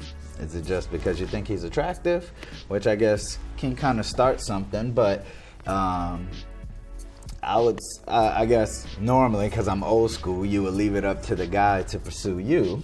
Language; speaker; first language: English; native; English